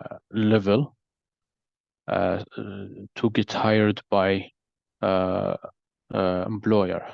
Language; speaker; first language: English; non-native, learner; Arabic